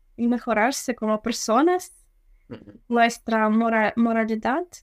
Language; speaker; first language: Spanish; non-native, fluent; Ukrainian